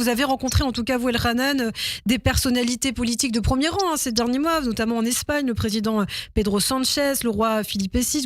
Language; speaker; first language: French; native; French